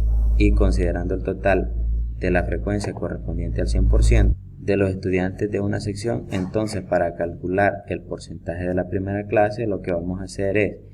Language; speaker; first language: Spanish; native; Spanish